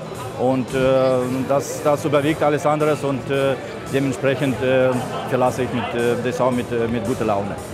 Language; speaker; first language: German; non-native, fluent; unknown